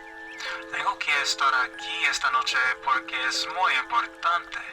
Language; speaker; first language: Spanish; non-native, learner; English